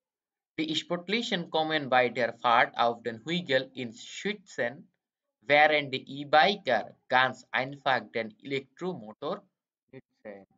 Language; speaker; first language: German; non-native, fluent; Bangla